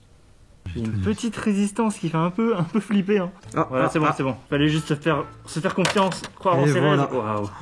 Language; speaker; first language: French; native; French